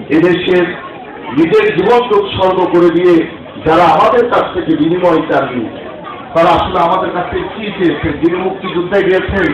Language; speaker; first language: Bangla; native; Bangla